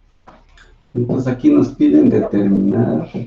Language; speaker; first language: Spanish; native; Spanish